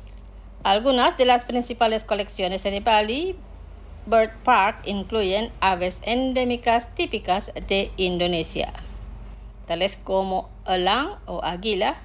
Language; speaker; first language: Spanish; non-native, fluent; Indonesian